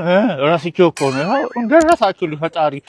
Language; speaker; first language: Amharic; native; Amharic